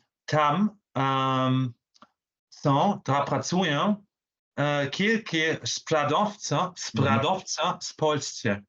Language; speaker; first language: Polish; non-native, learner; German